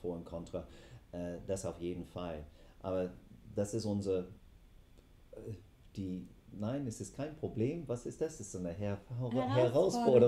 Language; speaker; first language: German; non-native, fluent; English